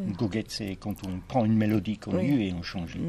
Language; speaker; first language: French; non-native, fluent; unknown